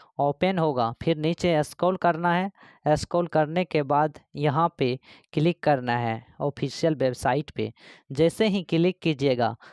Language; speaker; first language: Hindi; native; Hindi